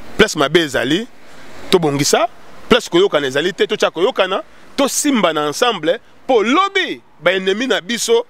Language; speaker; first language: Lingala; non-native, local second language; Kongo